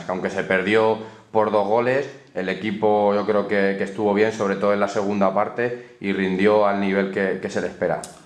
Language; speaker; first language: Spanish; native; Spanish